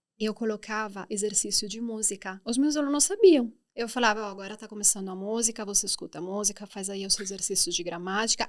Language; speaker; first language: Portuguese; non-native, fluent; Italian